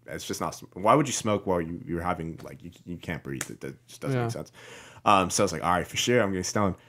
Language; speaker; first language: English; native; English